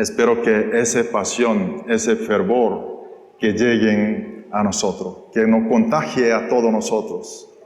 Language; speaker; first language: Spanish; non-native, fluent; Korean